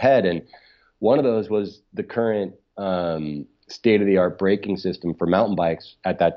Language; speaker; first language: English; native; English